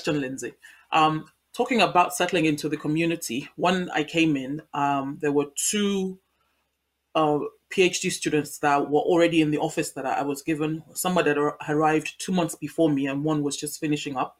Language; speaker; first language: English; non-native, local second language; Yoruba